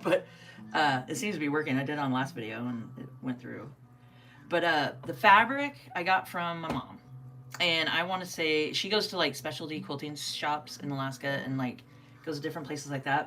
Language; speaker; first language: English; native; English